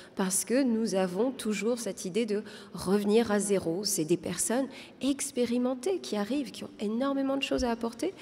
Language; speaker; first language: French; non-native, local second language; Arabic